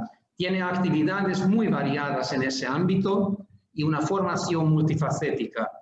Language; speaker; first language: Spanish; non-native, fluent; Hungarian